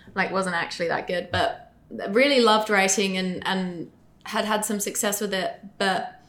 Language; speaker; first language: English; native; English